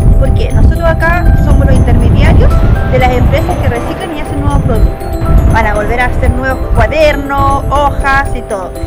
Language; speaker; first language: Spanish; native; Spanish